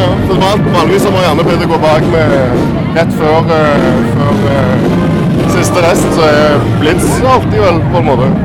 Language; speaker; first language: Norwegian; native; Norwegian